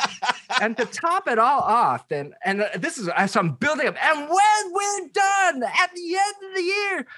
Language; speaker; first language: English; native; English